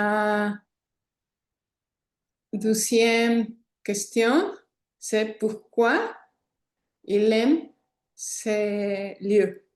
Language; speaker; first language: French; non-native, learner; Spanish